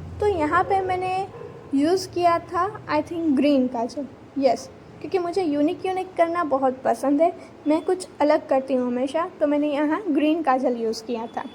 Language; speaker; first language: Hindi; non-native, local second language; Gujarati